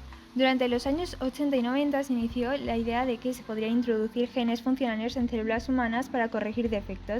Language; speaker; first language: Spanish; native; Spanish